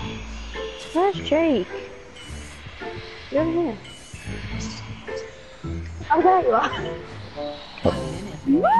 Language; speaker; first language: English; native; English